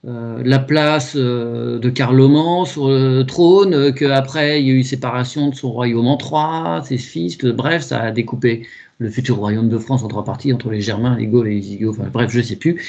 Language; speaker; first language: French; native; French